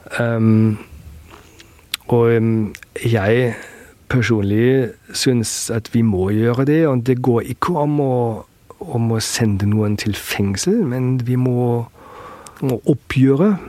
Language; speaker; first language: Norwegian; early bilingual, heritage; German